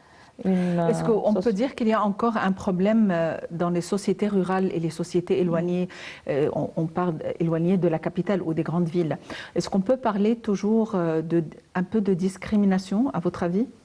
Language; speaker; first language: French; non-native, fluent; Arabic